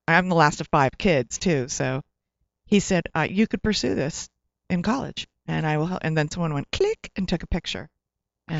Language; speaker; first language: English; native; English